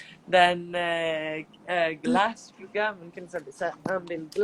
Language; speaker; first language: Indonesian; non-native, fluent; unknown